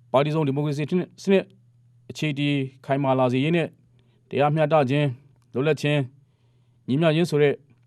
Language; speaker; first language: Burmese; non-native, local second language; Mon